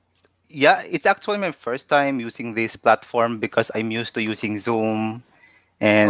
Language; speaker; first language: English; non-native, local second language; Cebuano